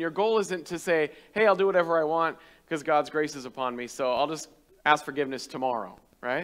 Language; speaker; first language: English; native; English